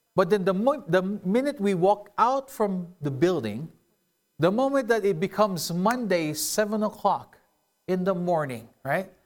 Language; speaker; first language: English; non-native, local second language; Filipino